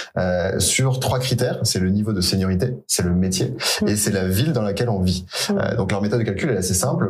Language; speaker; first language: French; native; French